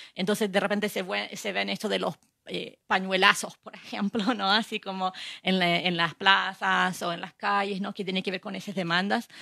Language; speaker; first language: Spanish; non-native, fluent; English